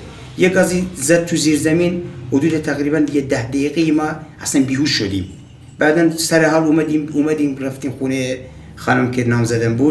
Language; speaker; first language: Persian; native; Persian